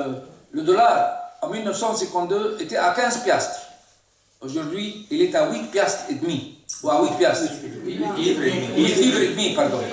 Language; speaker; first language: French; non-native, local second language; Arabic